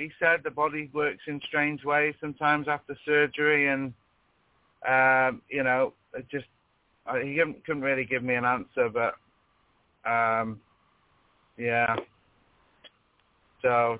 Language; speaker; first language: English; native; English